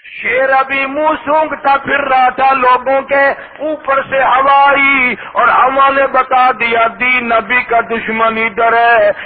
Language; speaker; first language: Urdu; native; Urdu